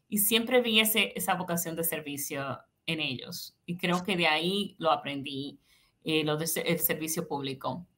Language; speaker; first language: Spanish; native; Spanish